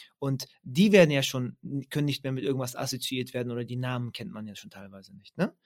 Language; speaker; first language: German; early bilingual, other home language; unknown